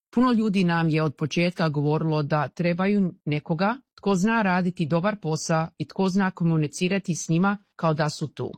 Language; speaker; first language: Croatian; early bilingual, heritage; Croatian